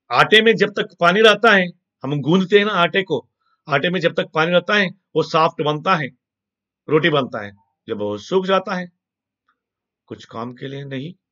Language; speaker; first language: Hindi; non-native, local second language; Telugu